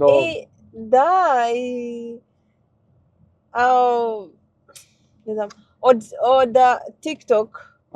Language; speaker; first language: Macedonian; non-native, learner; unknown